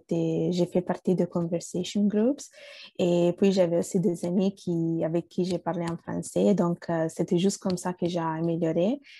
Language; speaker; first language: French; non-native, fluent; Bangla